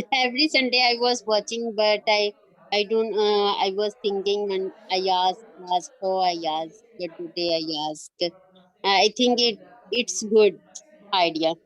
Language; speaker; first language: English; non-native, learner; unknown